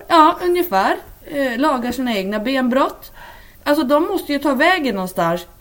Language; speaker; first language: Swedish; native; Swedish